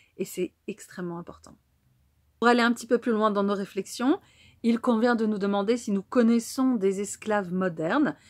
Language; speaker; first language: French; native; French